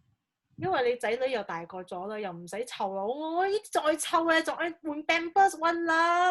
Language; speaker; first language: Chinese; native; Chinese